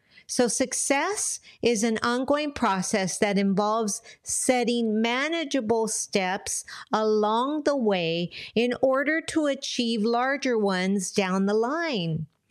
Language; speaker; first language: English; early bilingual, other home language; Spanish